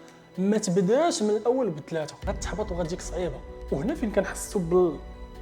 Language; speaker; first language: Arabic; native; Arabic